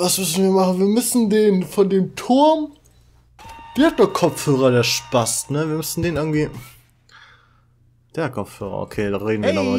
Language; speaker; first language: German; native; German